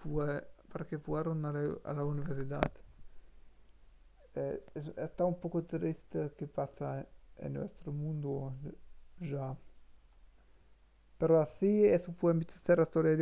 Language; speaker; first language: Spanish; non-native, learner; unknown